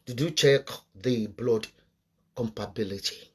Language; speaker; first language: English; non-native, local second language; Yoruba